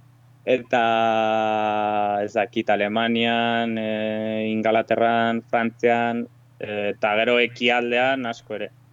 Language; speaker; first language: Basque; non-native, local second language; Spanish